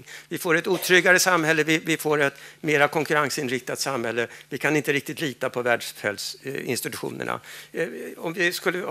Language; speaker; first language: Swedish; native; Swedish